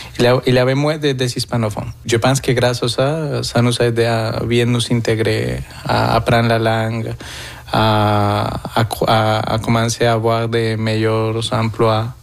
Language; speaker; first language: French; non-native, fluent; Spanish